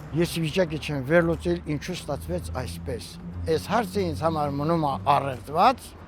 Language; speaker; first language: Armenian; native; Armenian